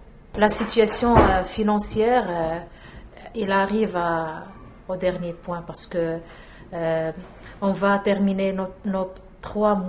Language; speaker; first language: French; non-native, local second language; Arabic